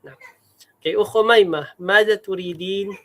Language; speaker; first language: Arabic; non-native, fluent; Filipino